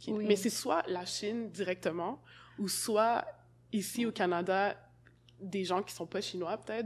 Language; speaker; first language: French; native; French